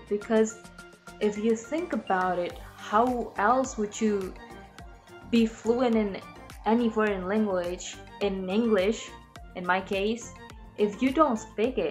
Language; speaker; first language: English; non-native, learner; Indonesian